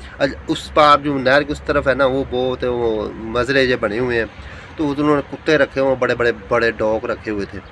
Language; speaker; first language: Urdu; non-native, local second language; Punjabi